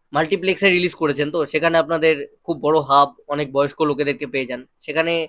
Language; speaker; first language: Bangla; native; Bangla